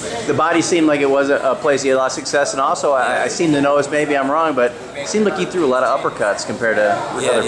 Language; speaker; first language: English; native; English